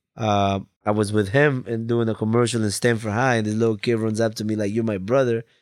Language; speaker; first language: English; early bilingual, other home language; Spanish